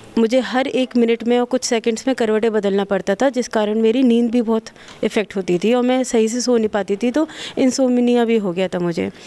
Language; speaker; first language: Hindi; native; Hindi